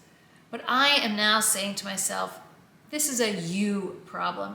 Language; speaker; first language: English; native; English